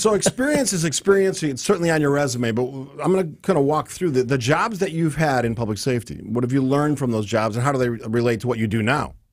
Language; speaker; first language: English; native; English